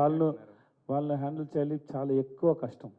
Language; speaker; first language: Telugu; non-native, learner; Tamil